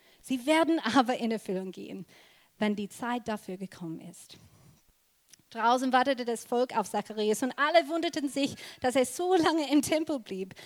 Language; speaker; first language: German; non-native, fluent; English